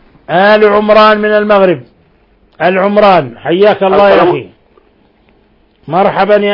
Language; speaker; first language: Arabic; native; Arabic